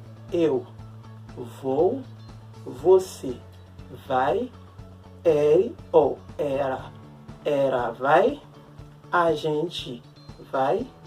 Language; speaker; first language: Portuguese; non-native, fluent; Haitian Creole